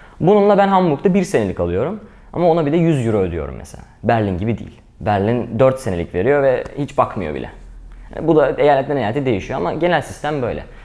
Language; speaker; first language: Turkish; native; Turkish